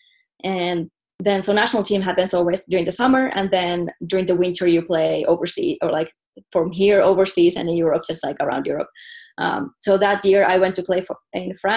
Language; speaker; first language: English; non-native, fluent; Finnish